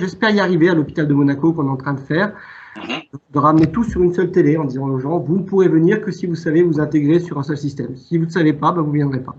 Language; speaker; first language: French; native; French